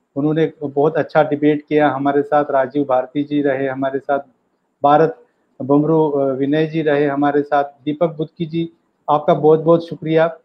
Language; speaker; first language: Hindi; native; Hindi